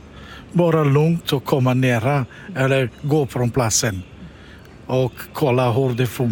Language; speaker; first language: Swedish; non-native, learner; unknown